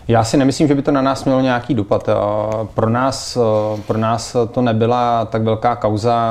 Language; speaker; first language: Czech; native; Czech